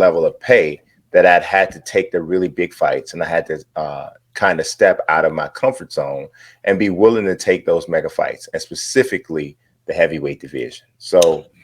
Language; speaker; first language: English; native; English